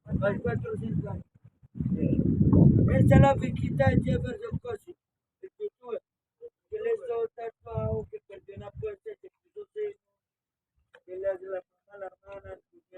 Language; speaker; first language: Spanish; native; Spanish